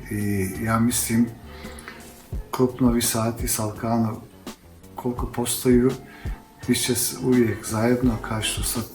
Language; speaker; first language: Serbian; non-native, learner; Turkish